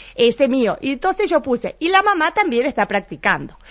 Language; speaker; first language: Spanish; native; Spanish